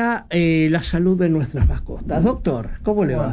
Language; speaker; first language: Spanish; native; Spanish